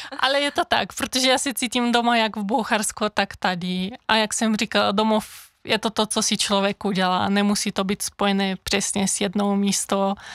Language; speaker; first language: Czech; non-native, fluent; Bulgarian